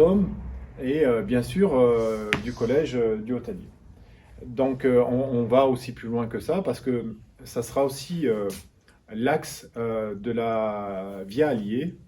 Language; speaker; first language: French; native; French